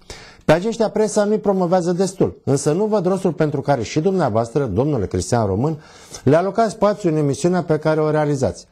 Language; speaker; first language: Romanian; native; Romanian